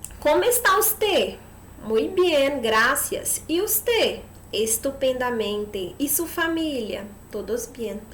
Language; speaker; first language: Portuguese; native; Portuguese